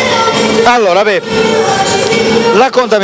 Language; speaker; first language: Italian; native; Italian